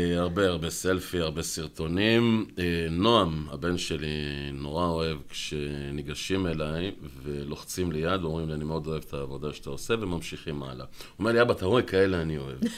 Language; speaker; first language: Hebrew; native; Hebrew